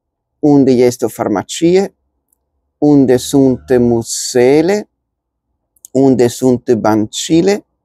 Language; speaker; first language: Romanian; non-native, learner; Spanish